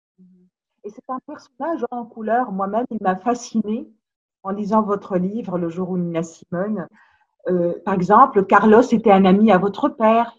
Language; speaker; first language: French; non-native, local second language; Arabic